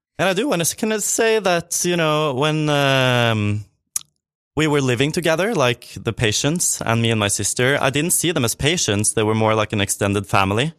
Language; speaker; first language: English; non-native, fluent; Norwegian